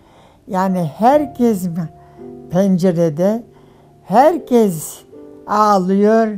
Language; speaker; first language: Turkish; non-native, fluent; German